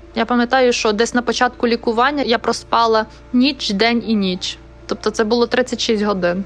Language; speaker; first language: Ukrainian; native; Ukrainian